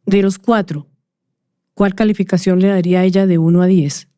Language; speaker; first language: Spanish; native; Spanish